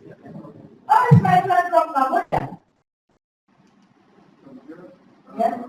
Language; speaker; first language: English; non-native, fluent; Indonesian